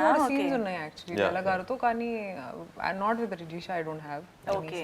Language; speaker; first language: Telugu; non-native, fluent; Hindi